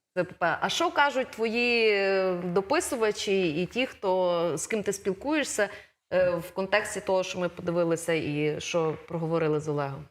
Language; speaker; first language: Ukrainian; native; Ukrainian